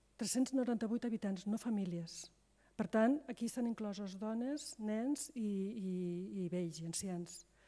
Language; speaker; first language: Catalan; native; Catalan